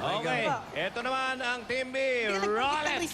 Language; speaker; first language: Filipino; native; Filipino